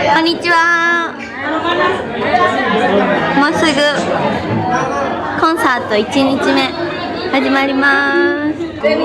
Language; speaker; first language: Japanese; non-native, learner; Indonesian